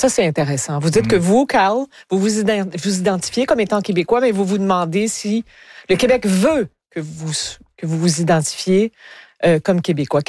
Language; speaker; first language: French; native; French